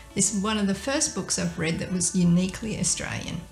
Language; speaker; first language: English; native; English